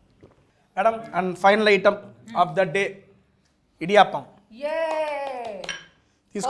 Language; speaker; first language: Telugu; native; Telugu